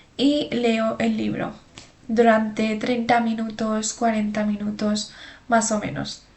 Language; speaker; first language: Spanish; non-native, fluent; Urdu